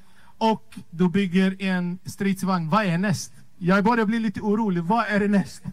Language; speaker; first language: Swedish; non-native, fluent; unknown